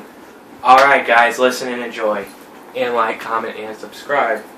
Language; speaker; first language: English; native; English